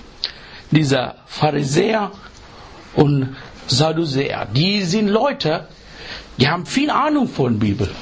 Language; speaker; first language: German; non-native, learner; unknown